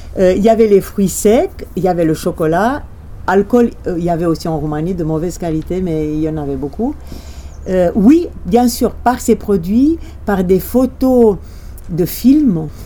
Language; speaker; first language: French; non-native, fluent; Romanian